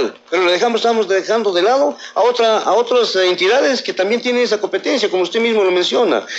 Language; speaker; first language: Spanish; native; Spanish